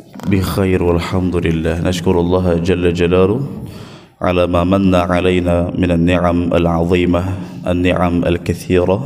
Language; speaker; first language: Arabic; non-native, fluent; Indonesian